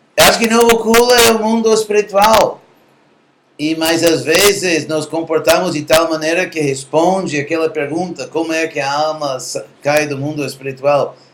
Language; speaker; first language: Portuguese; non-native, fluent; English